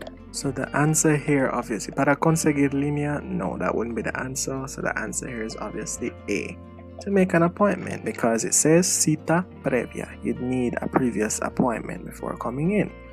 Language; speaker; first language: English; native; English